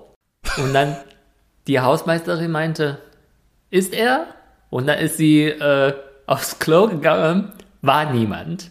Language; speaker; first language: German; non-native, fluent; Chinese